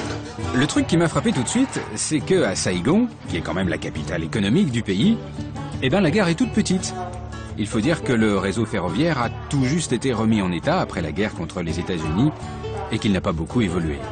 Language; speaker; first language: French; native; French